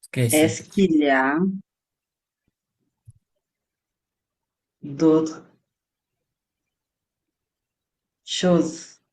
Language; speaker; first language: French; non-native, fluent; Portuguese